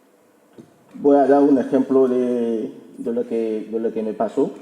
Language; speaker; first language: Spanish; non-native, fluent; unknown